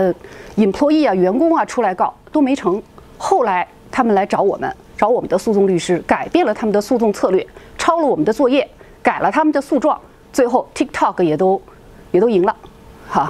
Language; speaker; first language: Chinese; native; Chinese